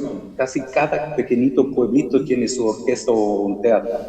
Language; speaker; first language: Spanish; early bilingual, heritage; German